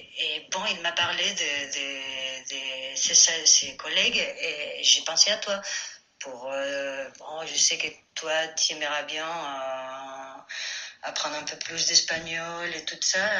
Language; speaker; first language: French; non-native, fluent; Spanish